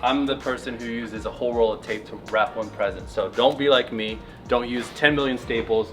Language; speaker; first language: English; native; English